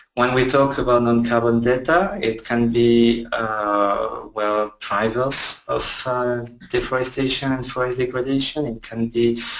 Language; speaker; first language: English; non-native, fluent; French